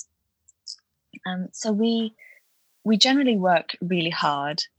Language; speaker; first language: English; native; English